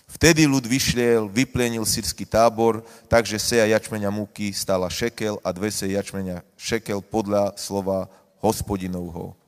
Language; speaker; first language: Slovak; native; Slovak